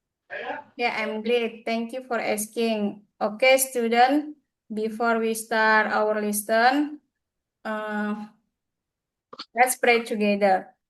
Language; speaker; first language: English; non-native, learner; Indonesian